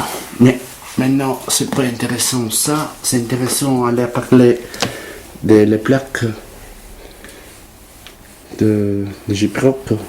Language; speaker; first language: French; non-native, learner; Italian